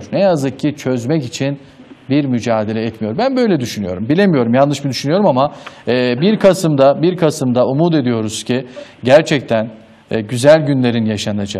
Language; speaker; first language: Turkish; native; Turkish